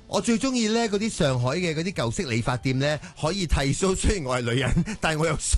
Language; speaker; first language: Cantonese; native; Cantonese